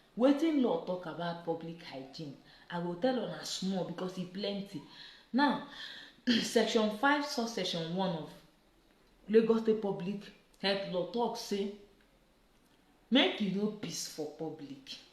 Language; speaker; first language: Nigerian Pidgin; native; Nigerian Pidgin